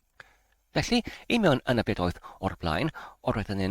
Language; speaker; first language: Welsh; non-native, learner; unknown